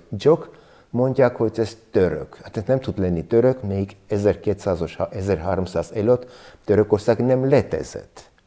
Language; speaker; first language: Hungarian; non-native, learner; Armenian